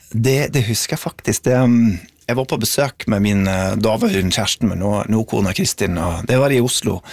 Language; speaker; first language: Norwegian; non-native, fluent; English